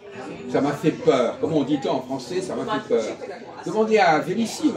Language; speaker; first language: French; native; French